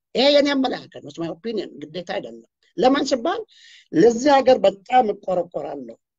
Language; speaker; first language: Amharic; non-native, local second language; Oromo